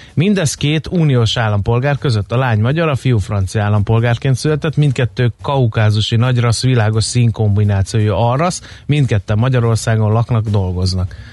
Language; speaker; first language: Hungarian; native; Hungarian